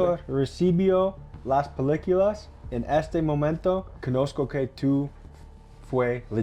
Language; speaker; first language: Spanish; non-native, learner; English